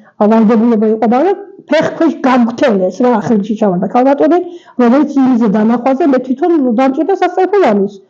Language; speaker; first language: Georgian; native; Georgian